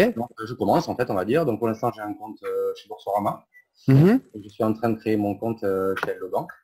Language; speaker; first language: French; native; French